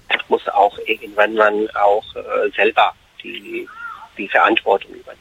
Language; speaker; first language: German; non-native, fluent; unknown